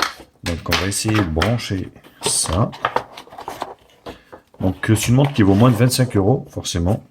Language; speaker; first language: French; native; French